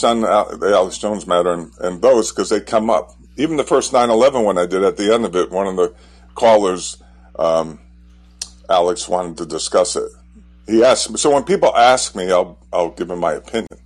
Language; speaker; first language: English; native; English